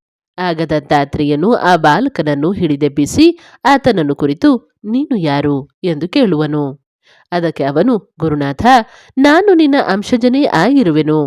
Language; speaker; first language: Kannada; native; Kannada